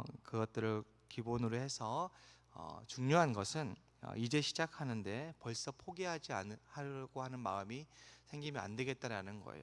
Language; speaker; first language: Korean; native; Korean